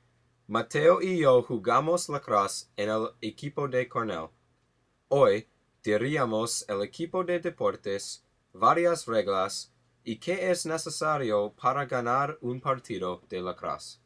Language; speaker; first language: Spanish; non-native, learner; English